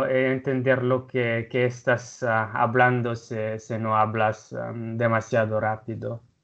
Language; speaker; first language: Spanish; non-native, learner; Italian